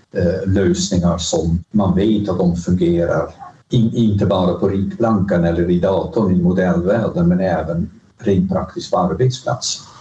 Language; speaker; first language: Swedish; non-native, fluent; Dutch